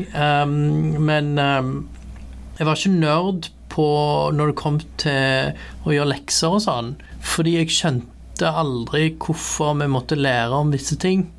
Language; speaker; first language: Norwegian; early bilingual, other home language; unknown